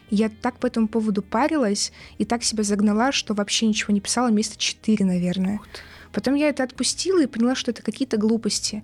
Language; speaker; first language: Russian; native; Russian